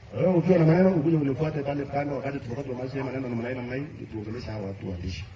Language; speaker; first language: Swahili; non-native, local second language; Kalenjin